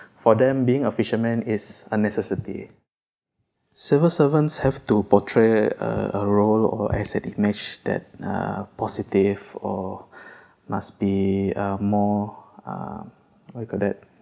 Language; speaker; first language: English; non-native, local second language; Malay